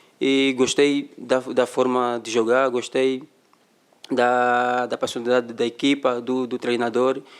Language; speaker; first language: Portuguese; non-native, fluent; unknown